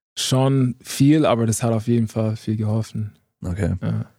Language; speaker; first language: German; non-native, fluent; English